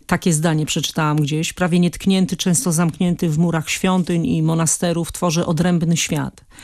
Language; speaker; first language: Polish; native; Polish